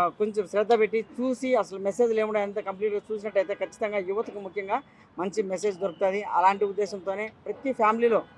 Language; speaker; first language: Telugu; native; Telugu